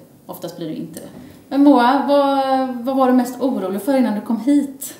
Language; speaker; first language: Swedish; native; Swedish